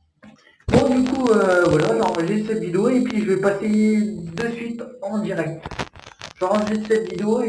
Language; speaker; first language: French; native; French